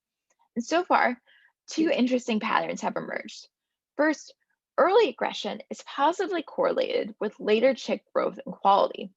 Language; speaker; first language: English; native; English